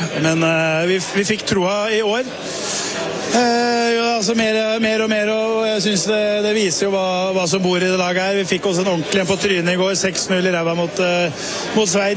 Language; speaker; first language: Norwegian; native; Norwegian